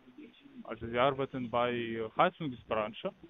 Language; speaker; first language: German; non-native, learner; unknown